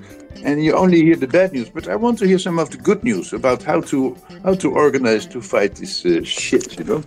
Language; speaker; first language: English; non-native, fluent; Dutch